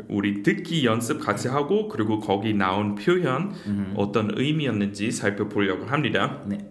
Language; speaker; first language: Korean; non-native, fluent; English